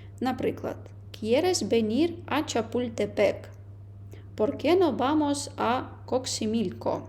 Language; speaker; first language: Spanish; non-native, fluent; Ukrainian